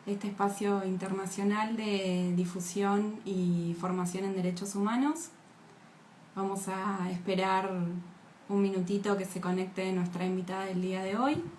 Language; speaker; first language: Spanish; native; Spanish